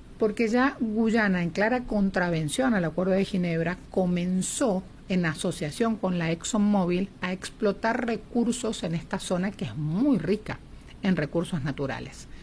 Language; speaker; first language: Spanish; native; Spanish